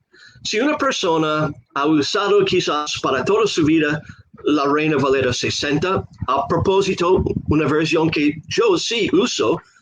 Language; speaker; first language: Spanish; non-native, fluent; English